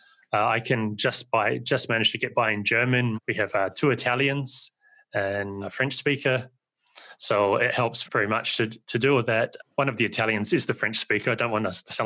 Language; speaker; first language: English; native; English